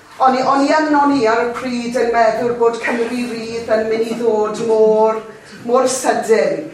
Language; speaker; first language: Welsh; non-native, local second language; English